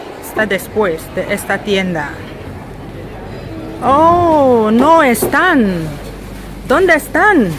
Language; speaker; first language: Spanish; non-native, fluent; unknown